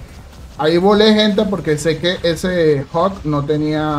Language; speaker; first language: Spanish; native; Spanish